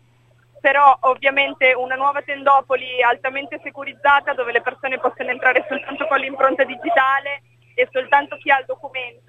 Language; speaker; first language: Italian; native; Italian